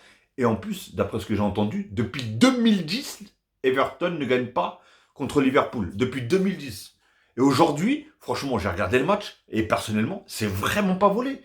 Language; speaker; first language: French; native; French